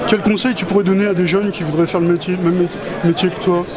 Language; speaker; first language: French; native; French